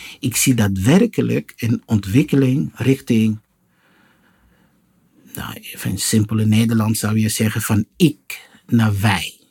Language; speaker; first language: Dutch; non-native, fluent; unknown